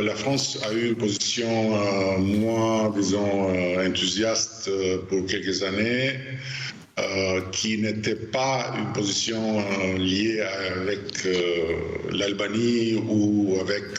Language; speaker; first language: French; non-native, fluent; Albanian